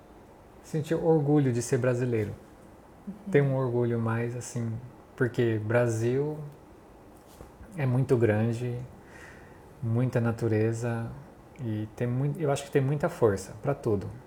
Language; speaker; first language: Portuguese; early bilingual, heritage; Portuguese